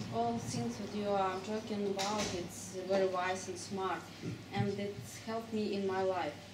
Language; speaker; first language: English; non-native, learner; Russian